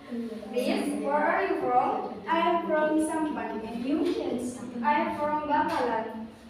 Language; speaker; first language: English; non-native, learner; Indonesian